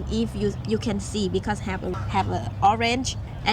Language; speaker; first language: English; non-native, learner; Thai